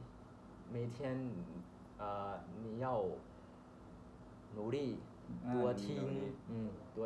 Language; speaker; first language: Chinese; non-native, learner; Thai